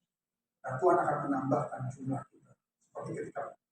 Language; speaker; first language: Indonesian; native; Indonesian